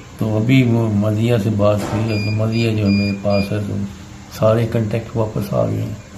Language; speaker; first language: Urdu; non-native, local second language; Punjabi